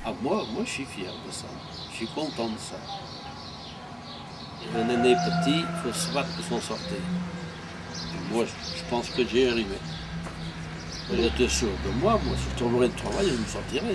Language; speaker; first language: French; non-native, fluent; Portuguese